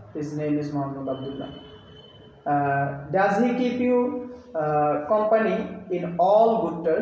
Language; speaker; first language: English; non-native, fluent; Bangla